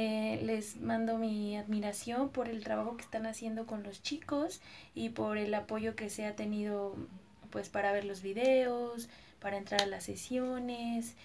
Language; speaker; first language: Spanish; native; Spanish